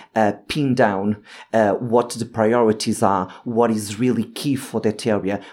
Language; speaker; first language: English; non-native, fluent; Portuguese